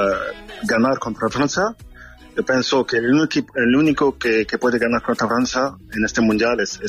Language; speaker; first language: Spanish; non-native, fluent; French